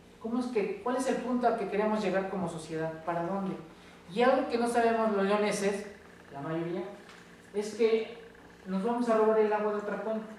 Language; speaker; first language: Spanish; native; Spanish